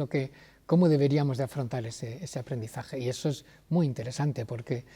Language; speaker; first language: Spanish; native; Spanish